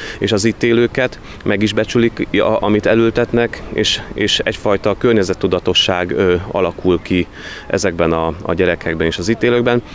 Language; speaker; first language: Hungarian; native; Hungarian